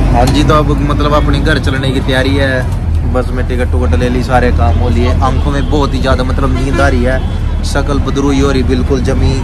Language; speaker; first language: Hindi; native; Hindi